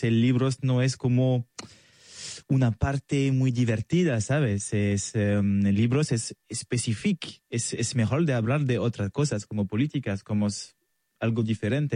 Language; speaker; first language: Spanish; non-native, fluent; French